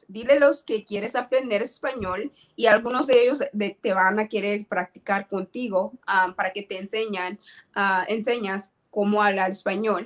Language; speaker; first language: Spanish; non-native, learner; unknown